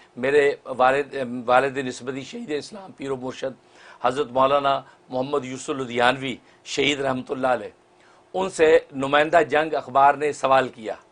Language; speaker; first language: Urdu; non-native, local second language; Punjabi